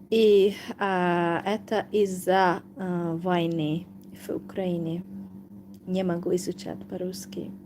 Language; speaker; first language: Russian; non-native, learner; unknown